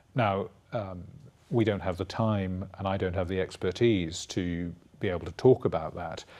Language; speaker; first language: English; native; English